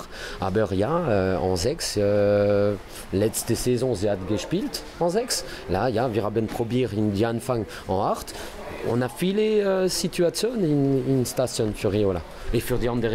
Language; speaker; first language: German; non-native, learner; French